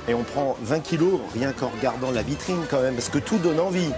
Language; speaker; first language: French; native; French